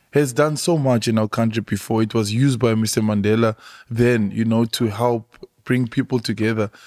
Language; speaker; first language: English; non-native, local second language; Xhosa